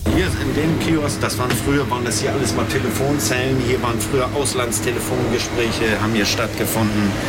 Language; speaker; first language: German; native; German